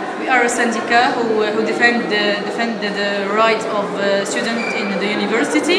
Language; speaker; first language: English; non-native, learner; Arabic